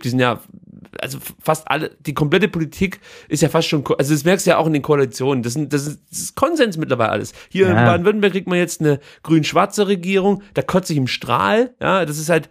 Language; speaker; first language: German; native; German